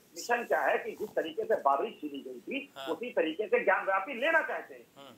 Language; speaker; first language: Hindi; native; Hindi